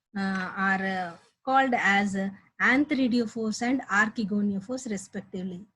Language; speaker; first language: English; non-native, local second language; Telugu